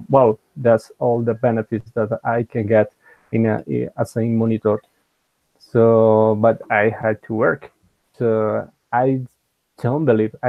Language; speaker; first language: English; non-native, learner; Spanish